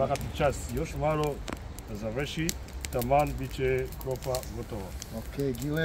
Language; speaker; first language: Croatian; non-native, learner; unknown